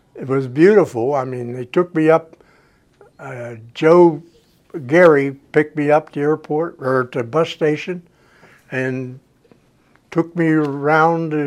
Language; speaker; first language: English; native; English